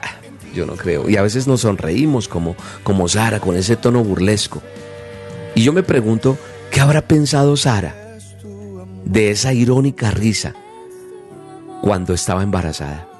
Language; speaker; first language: Spanish; native; Spanish